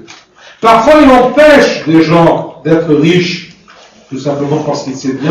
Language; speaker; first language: French; non-native, fluent; Arabic